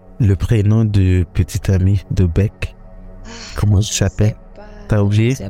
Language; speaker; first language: French; non-native, learner; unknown